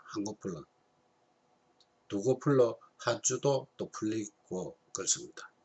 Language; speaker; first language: Korean; native; Korean